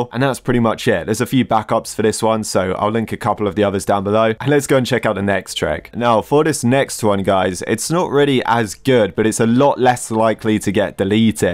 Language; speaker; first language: English; native; English